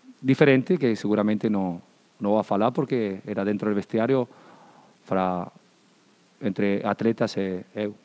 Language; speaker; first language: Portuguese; non-native, learner; Spanish